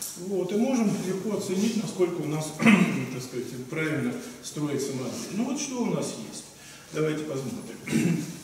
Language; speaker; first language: Russian; native; Russian